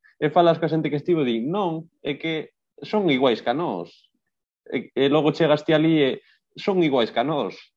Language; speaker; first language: Galician; non-native, local second language; Spanish